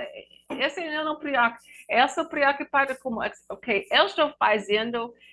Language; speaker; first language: Portuguese; non-native, learner; English